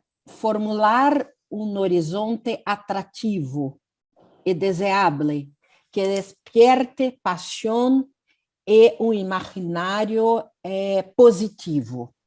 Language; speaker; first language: Spanish; non-native, learner; Portuguese